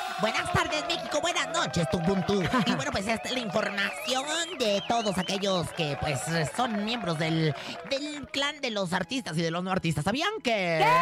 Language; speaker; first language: Spanish; native; Spanish